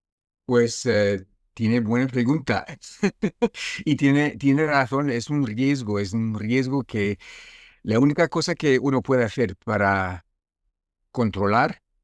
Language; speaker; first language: Spanish; non-native, fluent; French